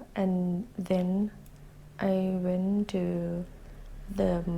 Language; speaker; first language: English; non-native, learner; Thai